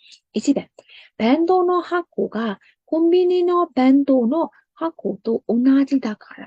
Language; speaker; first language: Japanese; non-native, fluent; Burmese